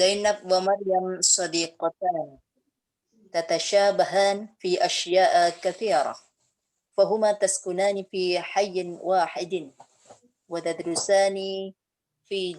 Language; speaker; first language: Arabic; non-native, learner; Indonesian